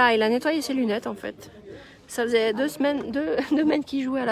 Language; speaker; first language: French; native; French